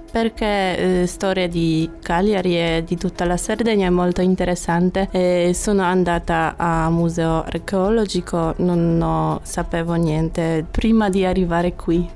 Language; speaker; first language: Italian; non-native, learner; Polish